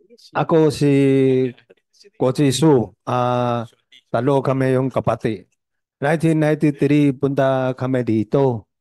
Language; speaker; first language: Filipino; non-native, learner; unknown